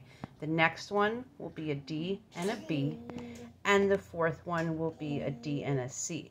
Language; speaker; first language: English; native; English